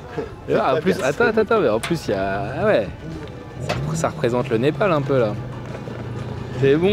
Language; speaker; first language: French; native; French